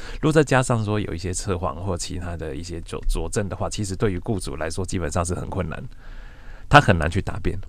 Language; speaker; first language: Chinese; native; Chinese